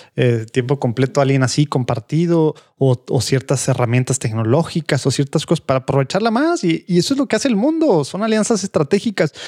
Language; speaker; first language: Spanish; native; Spanish